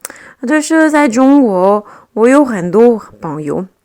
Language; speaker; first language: Chinese; non-native, learner; French